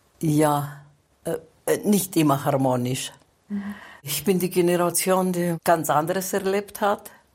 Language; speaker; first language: German; non-native, fluent; Greek